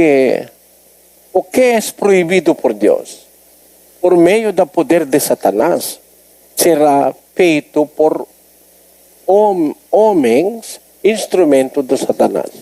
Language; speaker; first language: Portuguese; non-native, learner; Filipino